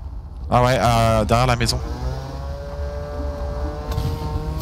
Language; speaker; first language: French; native; French